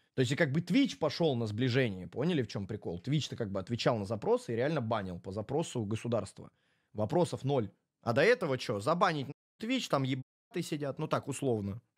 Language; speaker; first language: Russian; native; Russian